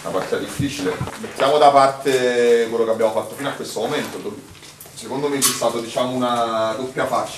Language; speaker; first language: Italian; native; Italian